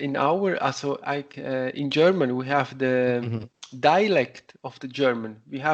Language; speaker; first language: English; non-native, learner; Italian